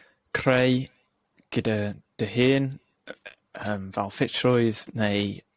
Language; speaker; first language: Welsh; non-native, local second language; English